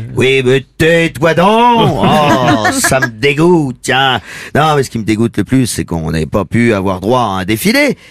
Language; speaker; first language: French; native; French